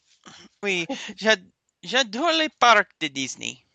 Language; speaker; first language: French; non-native, learner; English